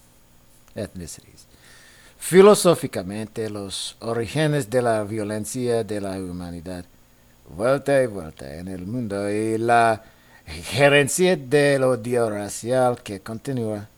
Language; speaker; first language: Spanish; non-native, fluent; English